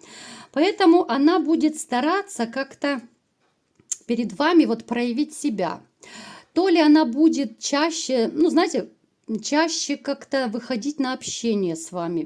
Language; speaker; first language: Russian; native; Russian